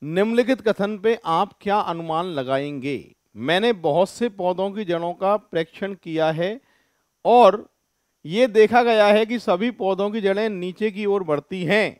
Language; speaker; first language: Hindi; native; Hindi